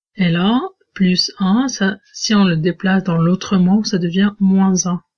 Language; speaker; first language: French; non-native, local second language; Arabic